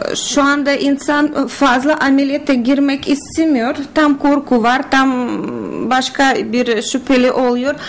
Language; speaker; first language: Turkish; non-native, learner; Russian